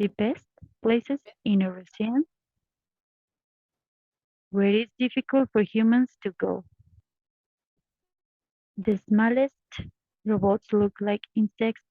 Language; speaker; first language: English; non-native, learner; Spanish